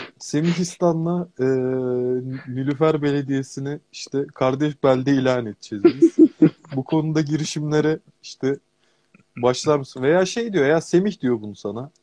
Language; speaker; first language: Turkish; native; Turkish